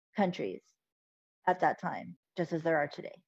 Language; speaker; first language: English; early bilingual, other home language; Filipino